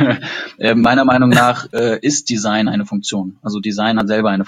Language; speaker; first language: German; native; German